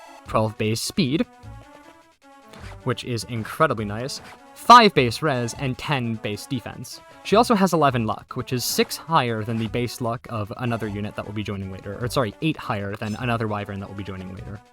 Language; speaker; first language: English; native; English